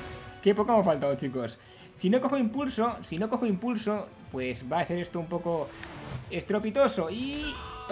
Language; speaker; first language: Spanish; native; Spanish